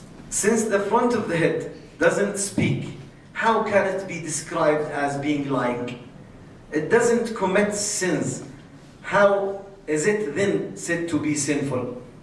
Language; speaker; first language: English; non-native, fluent; Arabic